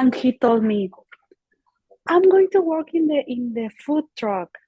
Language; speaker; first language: English; non-native, learner; Spanish